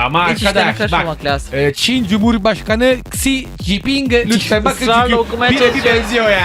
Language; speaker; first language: Turkish; non-native, learner; Italian